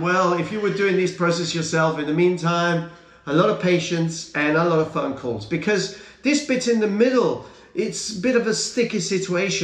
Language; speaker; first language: English; non-native, fluent; Italian